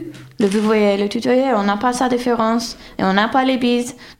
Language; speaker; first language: French; non-native, fluent; English